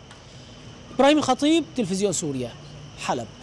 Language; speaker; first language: Arabic; native; Arabic